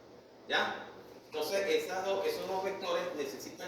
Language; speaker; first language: Spanish; native; Spanish